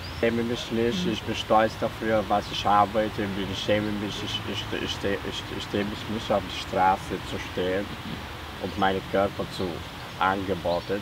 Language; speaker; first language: German; non-native, learner; Bulgarian